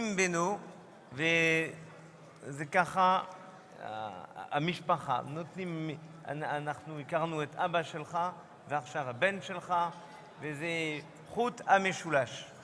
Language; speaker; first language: Hebrew; non-native, fluent; French